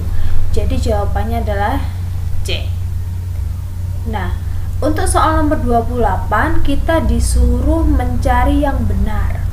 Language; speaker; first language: Indonesian; native; Indonesian